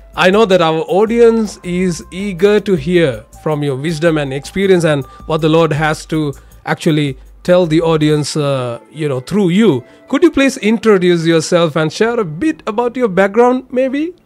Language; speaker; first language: English; non-native, local second language; Sinhala